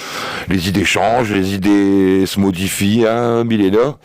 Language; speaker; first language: French; native; French